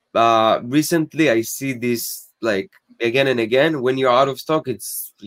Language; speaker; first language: English; non-native, fluent; Hebrew